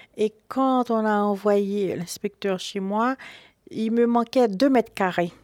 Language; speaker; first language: French; non-native, local second language; Haitian Creole